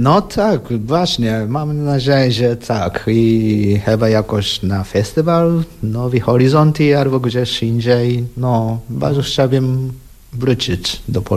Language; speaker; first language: Polish; non-native, learner; Japanese